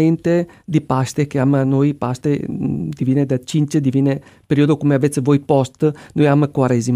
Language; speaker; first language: Romanian; non-native, learner; Italian